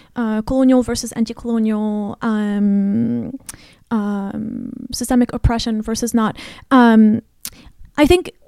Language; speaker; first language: English; non-native, fluent; Arabic